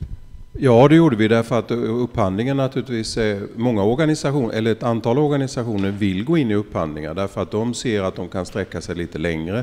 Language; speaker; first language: Swedish; native; Swedish